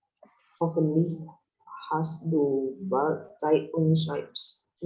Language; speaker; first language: German; non-native, learner; Indonesian